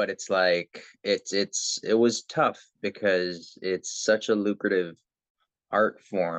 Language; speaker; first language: English; native; English